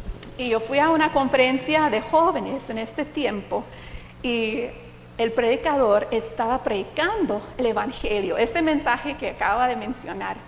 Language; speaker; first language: Spanish; non-native, fluent; English